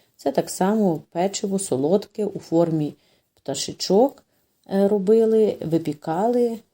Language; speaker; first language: Ukrainian; native; Ukrainian